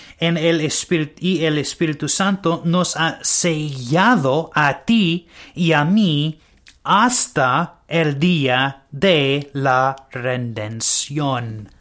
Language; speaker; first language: Spanish; non-native, learner; English